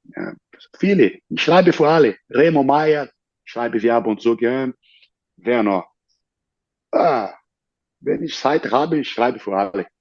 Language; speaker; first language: German; non-native, learner; Portuguese